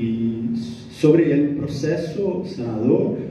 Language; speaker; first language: Spanish; non-native, learner; Portuguese